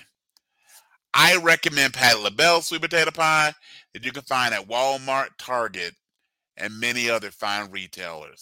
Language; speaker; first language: English; native; English